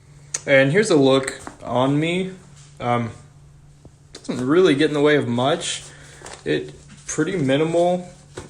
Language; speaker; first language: English; native; English